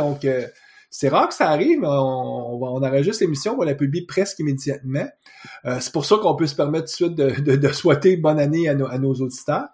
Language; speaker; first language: French; native; French